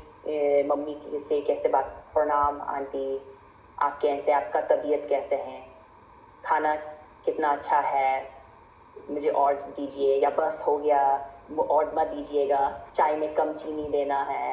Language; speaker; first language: Hindi; non-native, fluent; English